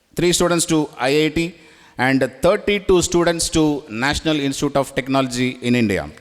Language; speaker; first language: English; non-native, local second language; Tamil